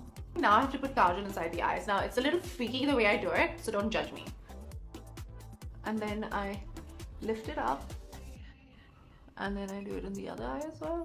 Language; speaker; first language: English; non-native, local second language; Hindi